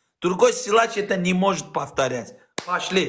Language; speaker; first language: Russian; non-native, learner; Azerbaijani